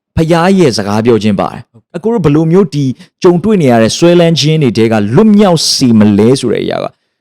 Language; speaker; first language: Burmese; native; Burmese